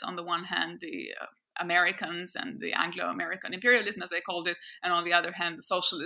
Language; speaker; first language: English; non-native, fluent; French